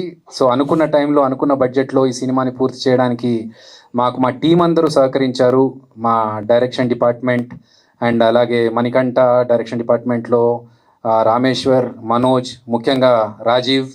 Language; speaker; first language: Telugu; native; Telugu